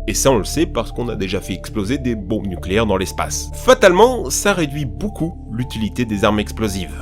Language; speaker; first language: French; native; French